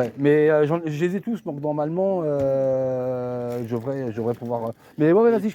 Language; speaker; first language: French; native; French